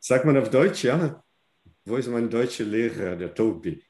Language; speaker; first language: German; non-native, fluent; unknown